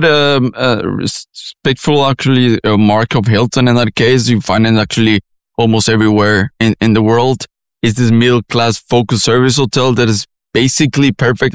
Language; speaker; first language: English; non-native, fluent; Spanish